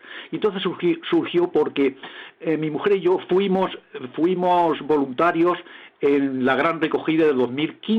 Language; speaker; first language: Spanish; native; Spanish